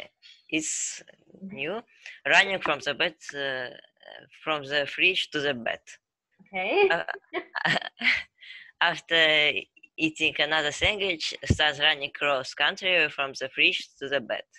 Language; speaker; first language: English; non-native, learner; Russian